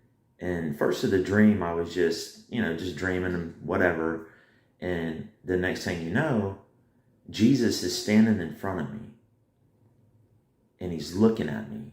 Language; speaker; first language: English; native; English